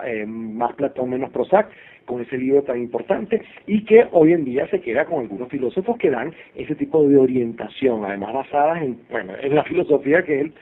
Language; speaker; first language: Spanish; native; Spanish